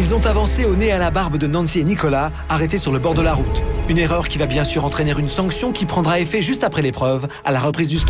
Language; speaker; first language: French; native; French